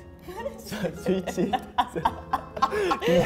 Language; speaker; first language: English; non-native, learner; Korean